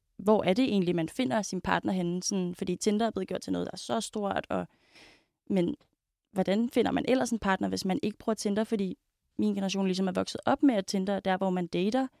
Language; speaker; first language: Danish; native; Danish